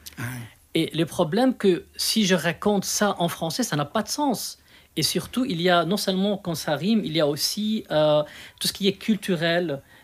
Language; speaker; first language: French; non-native, local second language; Arabic